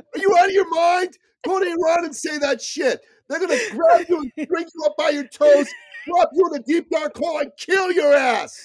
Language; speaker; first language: English; early bilingual, other home language; Persian